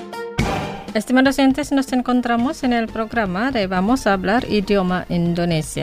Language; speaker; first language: Spanish; non-native, fluent; Indonesian